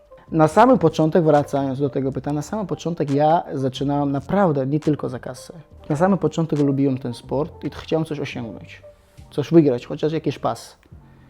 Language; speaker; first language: Polish; non-native, fluent; Chechen